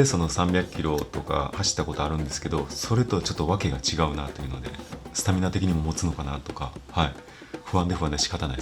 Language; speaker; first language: Japanese; native; Japanese